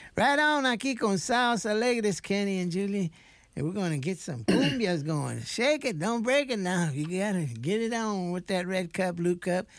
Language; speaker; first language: English; native; English